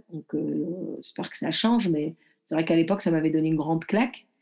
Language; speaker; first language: French; early bilingual, other home language; Arabic